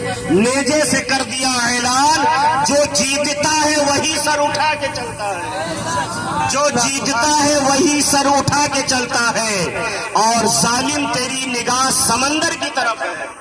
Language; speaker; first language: Urdu; native; Urdu